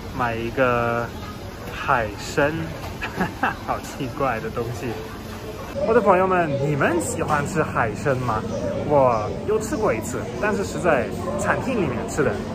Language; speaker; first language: Chinese; non-native, fluent; German